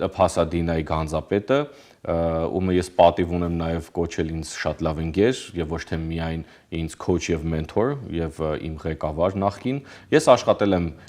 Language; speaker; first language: Armenian; early bilingual, heritage; Armenian